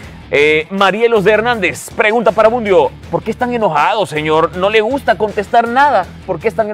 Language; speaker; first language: Spanish; native; Spanish